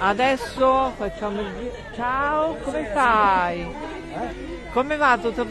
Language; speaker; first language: Italian; native; Italian